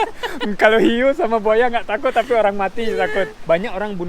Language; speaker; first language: Indonesian; early bilingual, heritage; Indonesian